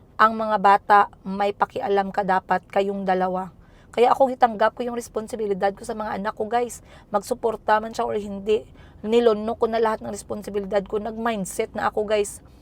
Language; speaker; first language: Filipino; non-native, local second language; Cebuano